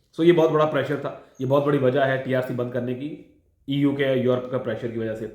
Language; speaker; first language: Urdu; non-native, local second language; Punjabi